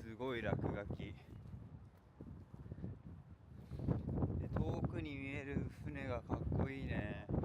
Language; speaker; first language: Japanese; native; Japanese